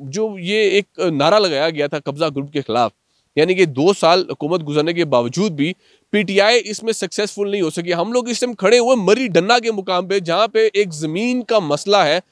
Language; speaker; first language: Urdu; non-native, local second language; Punjabi